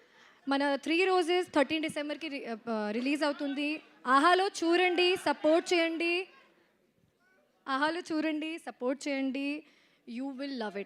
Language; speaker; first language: Telugu; non-native, local second language; Hindi